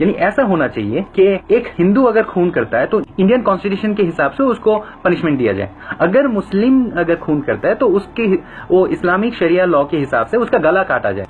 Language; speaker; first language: Hindi; non-native, fluent; Bangla